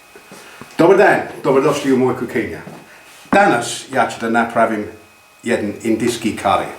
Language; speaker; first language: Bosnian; non-native, learner; English